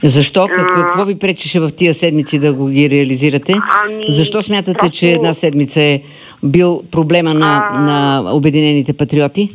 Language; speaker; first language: Bulgarian; native; Bulgarian